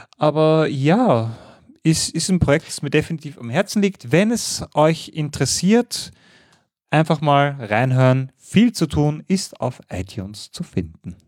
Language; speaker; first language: German; native; German